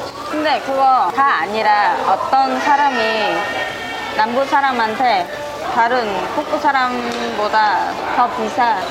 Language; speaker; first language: Korean; non-native, learner; Vietnamese